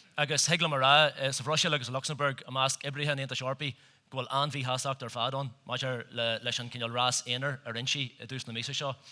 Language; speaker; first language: Irish; native; Irish